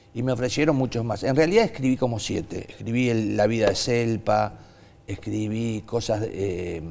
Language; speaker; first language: Spanish; native; Spanish